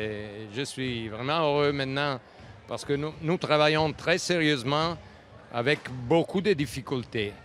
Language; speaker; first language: French; non-native, local second language; Italian